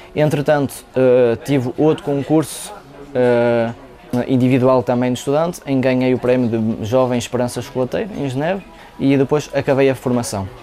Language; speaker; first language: Portuguese; native; Portuguese